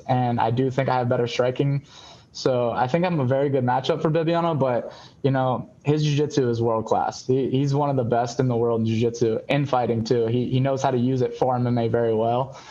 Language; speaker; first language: English; native; English